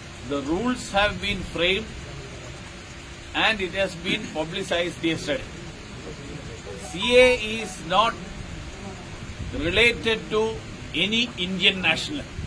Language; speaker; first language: English; non-native, local second language; Malayalam